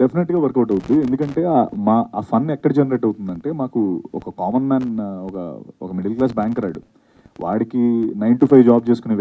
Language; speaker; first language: Telugu; native; Telugu